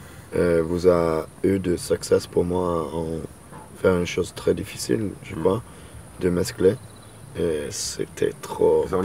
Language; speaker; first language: French; non-native, learner; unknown